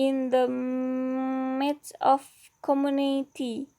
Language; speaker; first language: English; non-native, learner; Indonesian